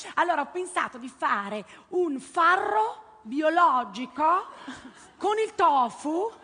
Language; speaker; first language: Italian; native; Italian